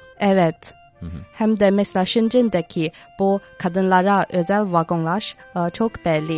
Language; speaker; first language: Turkish; non-native, fluent; Chinese